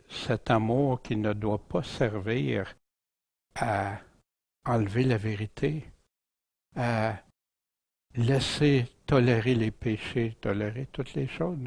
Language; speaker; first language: French; native; French